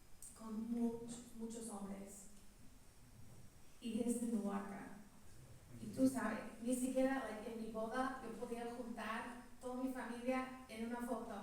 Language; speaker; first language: Spanish; early bilingual, heritage; English